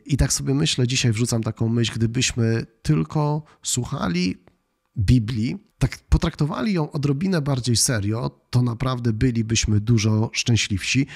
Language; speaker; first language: Polish; native; Polish